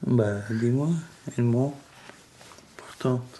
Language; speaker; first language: French; non-native, learner; Albanian